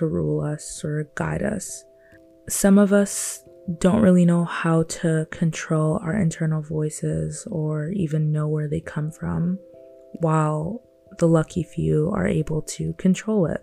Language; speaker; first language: English; non-native, local second language; Yoruba